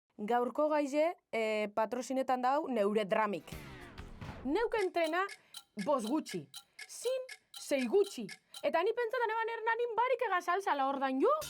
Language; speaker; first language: Basque; native; Basque